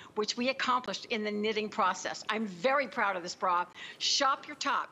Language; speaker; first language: English; native; English